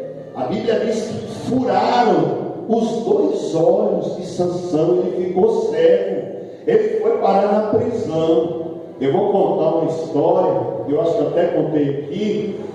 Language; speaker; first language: Portuguese; native; Portuguese